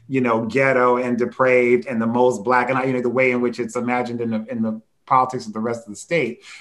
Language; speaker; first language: English; native; English